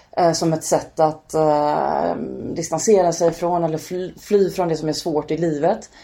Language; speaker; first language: Swedish; native; Swedish